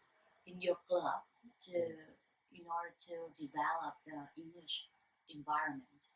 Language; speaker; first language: English; non-native, learner; Vietnamese